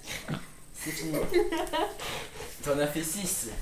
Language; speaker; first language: French; native; French